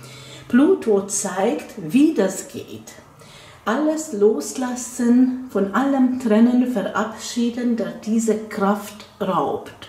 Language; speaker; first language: German; non-native, fluent; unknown